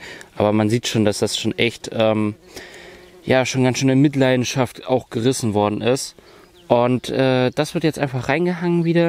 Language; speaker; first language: German; native; German